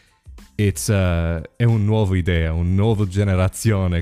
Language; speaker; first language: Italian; non-native, learner; English